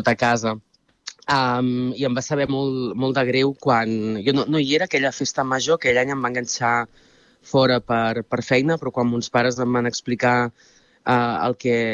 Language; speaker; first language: Catalan; native; Catalan